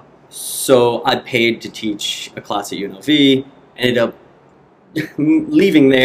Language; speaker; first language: English; native; English